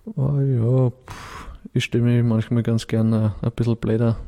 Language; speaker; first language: German; native; German